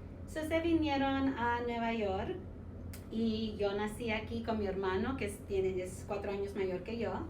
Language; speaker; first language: Spanish; early bilingual, heritage; Spanish